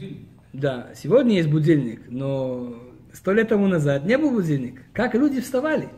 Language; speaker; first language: Russian; early bilingual, heritage; Russian